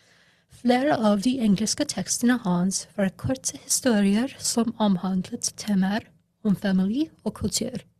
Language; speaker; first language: Norwegian; non-native, learner; English